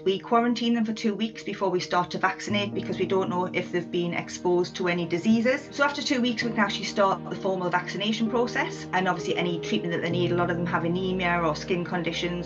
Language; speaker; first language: English; native; English